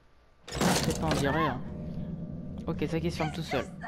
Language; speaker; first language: French; native; French